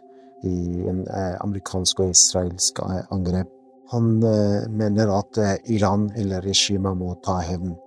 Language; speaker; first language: Norwegian; non-native, fluent; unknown